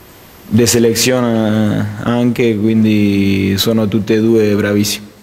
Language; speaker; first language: Italian; non-native, fluent; Spanish